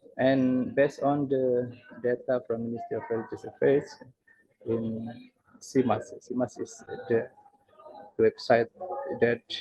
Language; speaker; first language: English; non-native, fluent; Banjar